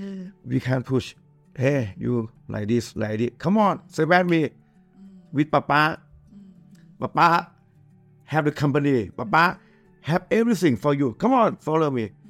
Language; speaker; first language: English; non-native, learner; Thai